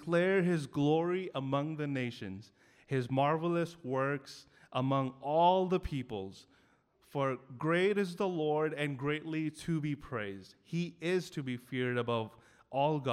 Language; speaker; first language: English; non-native, local second language; Hindi